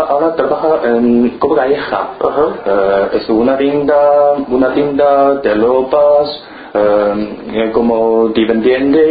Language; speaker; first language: Spanish; non-native, learner; Chinese